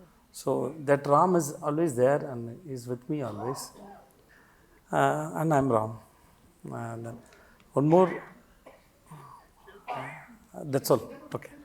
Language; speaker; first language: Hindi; non-native, local second language; Tamil